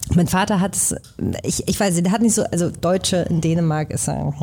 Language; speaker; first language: German; early bilingual, other home language; Danish